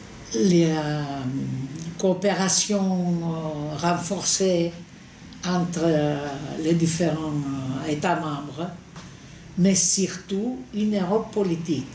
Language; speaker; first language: French; non-native, fluent; Greek